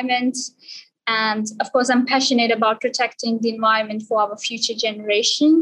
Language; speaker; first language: English; non-native, local second language; Punjabi